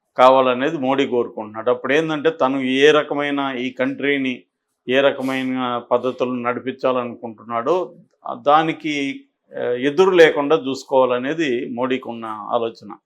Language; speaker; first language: Telugu; native; Telugu